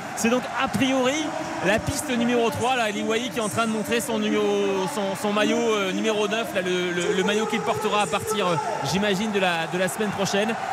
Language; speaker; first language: French; native; French